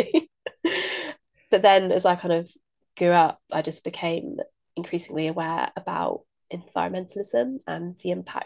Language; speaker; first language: English; native; English